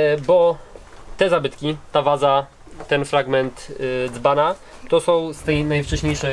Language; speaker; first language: Polish; native; Polish